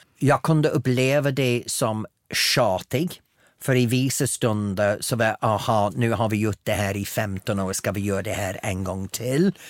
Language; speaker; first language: Swedish; non-native, fluent; English